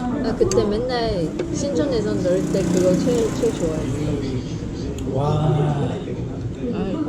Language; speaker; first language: Korean; non-native, fluent; Chinese